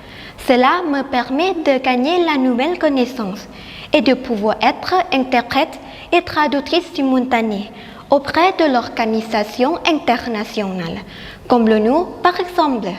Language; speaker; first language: French; non-native, learner; Thai